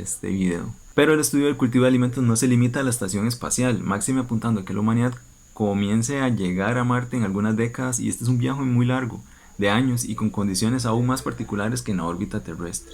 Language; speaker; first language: Spanish; native; Spanish